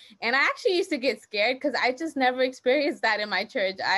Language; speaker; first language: English; native; English